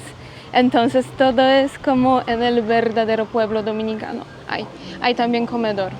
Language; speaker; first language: Spanish; non-native, fluent; Polish